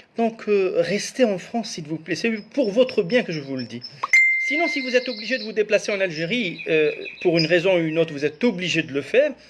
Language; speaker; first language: French; non-native, local second language; Arabic